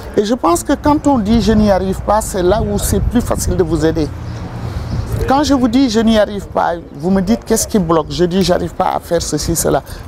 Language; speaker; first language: French; non-native, local second language; Wolof